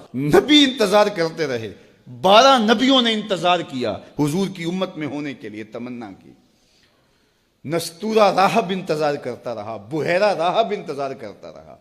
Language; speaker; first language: Urdu; native; Urdu